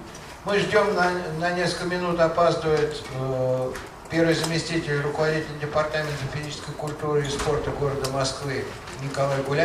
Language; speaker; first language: Russian; native; Russian